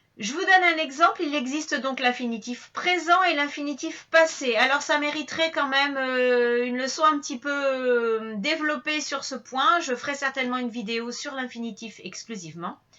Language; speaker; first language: French; native; French